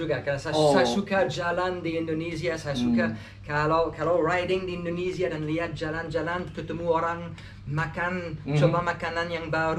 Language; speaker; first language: Indonesian; non-native, learner; English